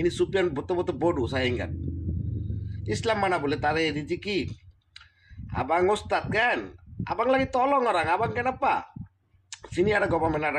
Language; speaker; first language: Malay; non-native, learner; Bangla